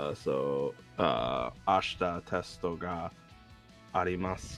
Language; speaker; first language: Japanese; non-native, learner; English